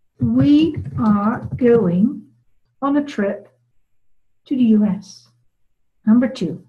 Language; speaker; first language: English; non-native, fluent; Dutch